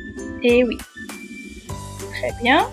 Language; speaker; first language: French; non-native, local second language; Arabic